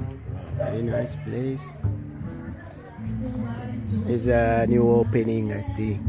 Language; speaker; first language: English; non-native, learner; Italian